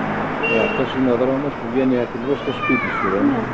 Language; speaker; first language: Greek; native; Greek